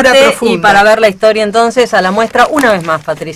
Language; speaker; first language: Spanish; native; Spanish